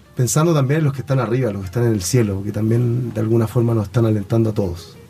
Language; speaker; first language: Spanish; native; Spanish